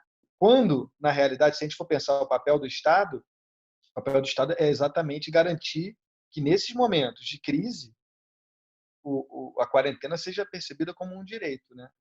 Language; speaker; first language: Portuguese; native; Portuguese